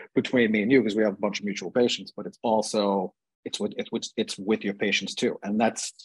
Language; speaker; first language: English; native; English